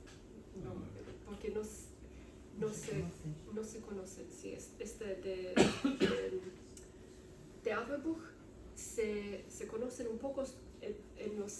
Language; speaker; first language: Spanish; non-native, learner; Romanian